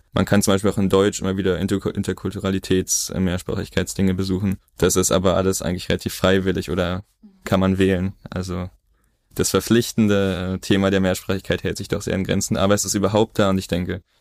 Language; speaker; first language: German; native; German